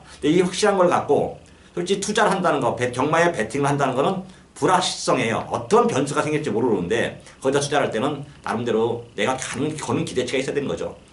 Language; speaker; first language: Korean; native; Korean